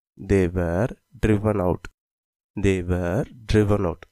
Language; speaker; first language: English; non-native, local second language; Tamil